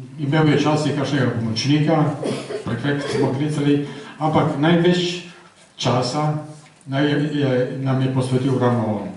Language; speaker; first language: Slovenian; native; Slovenian